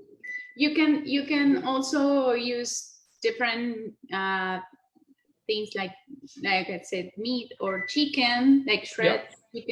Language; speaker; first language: English; non-native, learner; Spanish